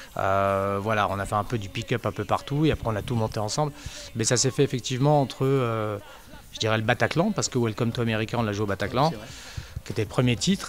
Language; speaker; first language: French; native; French